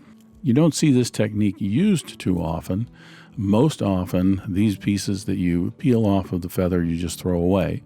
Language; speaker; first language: English; native; English